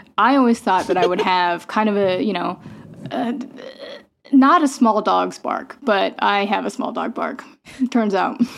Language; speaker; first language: English; native; English